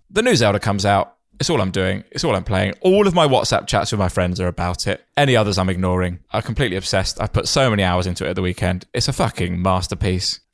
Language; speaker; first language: English; native; English